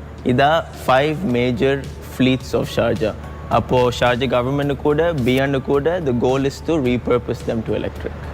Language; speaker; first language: English; early bilingual, other home language; Malayalam